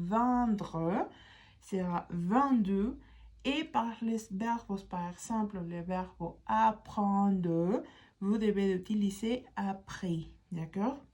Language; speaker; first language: French; non-native, fluent; Spanish